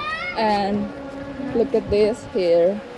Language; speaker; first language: English; non-native, learner; Indonesian